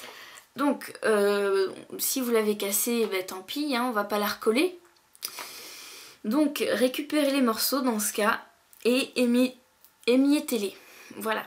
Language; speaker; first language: French; native; French